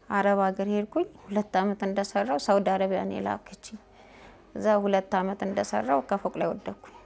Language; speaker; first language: Amharic; native; Amharic